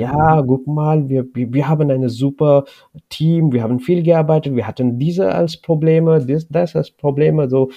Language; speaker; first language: German; non-native, learner; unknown